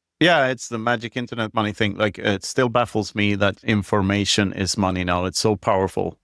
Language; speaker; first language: English; non-native, fluent; Swedish